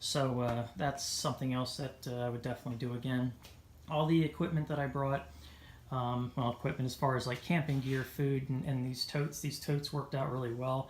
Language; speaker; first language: English; native; English